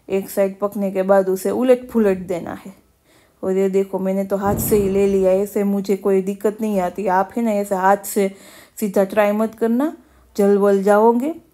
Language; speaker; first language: Hindi; non-native, local second language; Gujarati